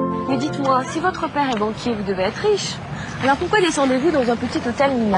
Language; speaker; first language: French; native; French